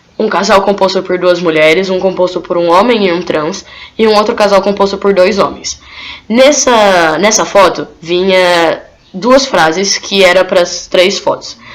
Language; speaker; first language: Portuguese; native; Portuguese